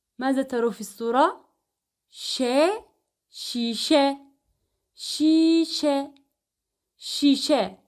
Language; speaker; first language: Arabic; non-native, fluent; Turkish